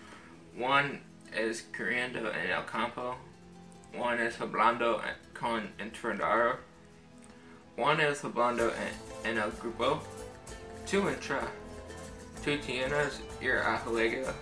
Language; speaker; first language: Spanish; non-native, learner; English